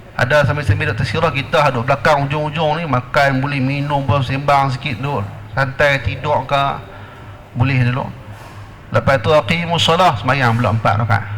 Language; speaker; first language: Malay; native; Malay